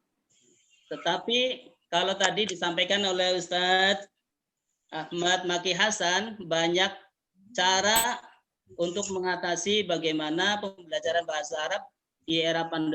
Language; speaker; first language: Indonesian; native; Indonesian